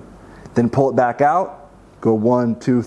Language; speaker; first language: English; native; English